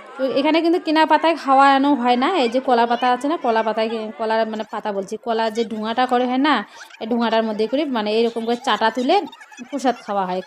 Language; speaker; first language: Bangla; non-native, local second language; Rangpuri